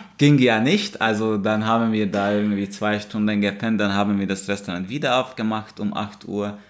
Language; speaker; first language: German; non-native, fluent; Hungarian